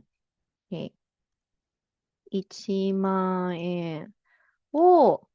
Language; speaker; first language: Japanese; non-native, fluent; Filipino